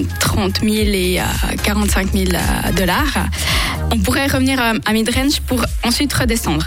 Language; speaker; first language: French; native; French